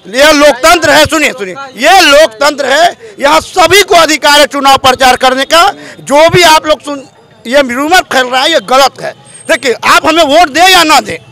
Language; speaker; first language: Hindi; native; Hindi